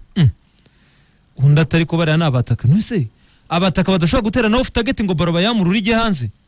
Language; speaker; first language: Kinyarwanda; native; Kinyarwanda